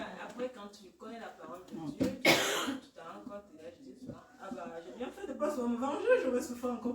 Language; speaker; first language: French; native; French